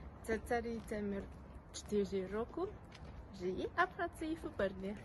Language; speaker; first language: Czech; non-native, fluent; Chinese